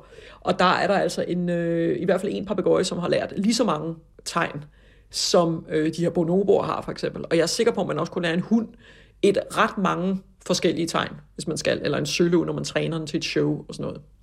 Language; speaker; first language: Danish; native; Danish